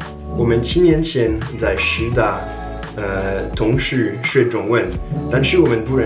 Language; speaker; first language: Chinese; non-native, fluent; French